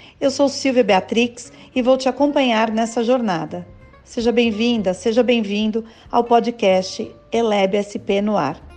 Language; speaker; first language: Portuguese; native; Portuguese